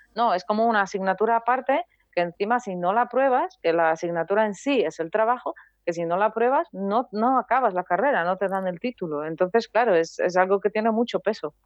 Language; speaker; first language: Spanish; non-native, fluent; Polish